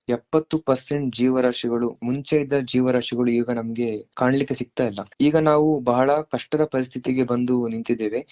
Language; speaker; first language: Kannada; native; Kannada